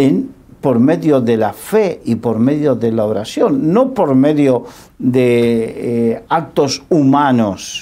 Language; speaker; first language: Spanish; native; Spanish